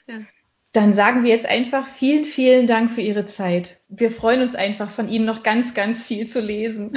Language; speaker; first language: German; native; German